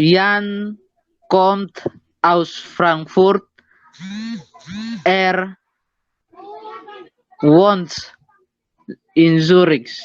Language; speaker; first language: German; non-native, learner; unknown